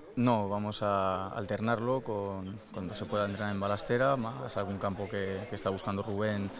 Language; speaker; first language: Spanish; native; Spanish